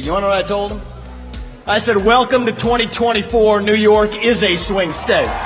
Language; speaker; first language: English; early bilingual, other home language; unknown